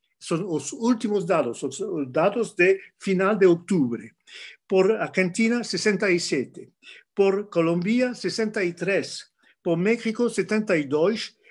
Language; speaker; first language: Portuguese; non-native, fluent; French